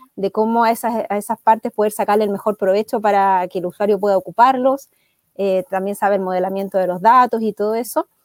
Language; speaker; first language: Spanish; native; Spanish